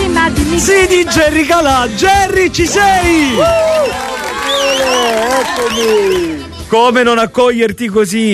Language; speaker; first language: Italian; native; Italian